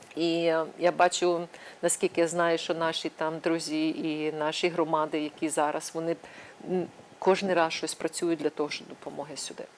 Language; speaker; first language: Ukrainian; native; Ukrainian